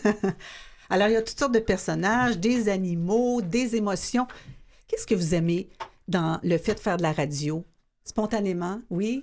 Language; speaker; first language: French; native; French